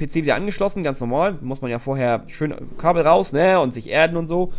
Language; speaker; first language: German; native; German